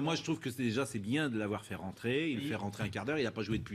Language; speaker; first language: French; native; French